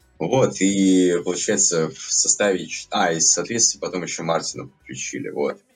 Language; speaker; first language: Russian; native; Russian